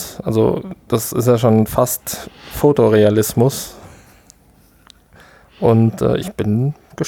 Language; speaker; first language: German; native; German